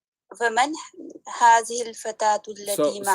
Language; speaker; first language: Arabic; non-native, learner; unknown